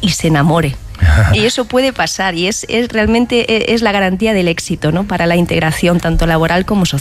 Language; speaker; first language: Spanish; native; Spanish